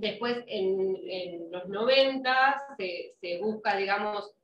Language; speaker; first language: Spanish; native; Spanish